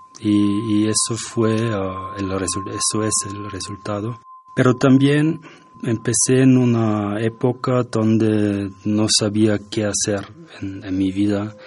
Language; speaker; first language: Spanish; non-native, fluent; German